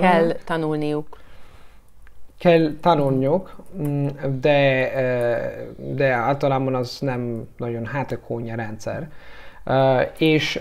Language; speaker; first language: Hungarian; non-native, learner; Italian